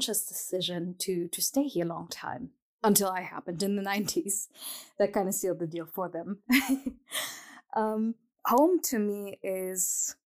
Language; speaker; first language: English; non-native, fluent; Arabic